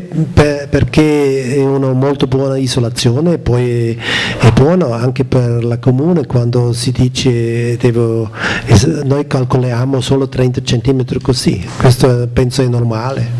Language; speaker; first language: Italian; non-native, learner; German